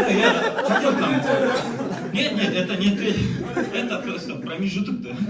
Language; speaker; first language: Russian; non-native, local second language; Kazakh